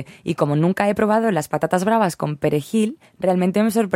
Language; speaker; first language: Spanish; native; Spanish